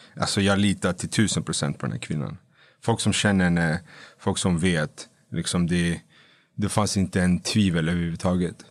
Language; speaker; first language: Swedish; native; Swedish